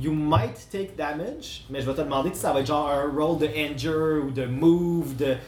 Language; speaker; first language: French; native; French